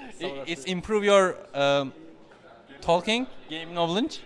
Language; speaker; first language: English; non-native, learner; Turkish